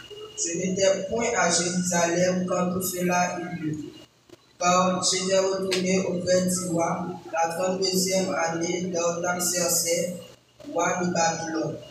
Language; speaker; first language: French; non-native, local second language; Haitian Creole